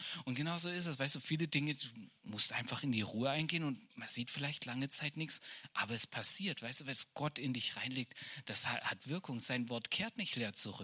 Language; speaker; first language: German; native; German